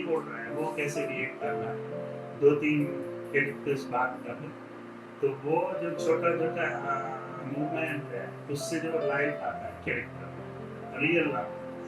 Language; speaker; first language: Hindi; non-native, local second language; Gujarati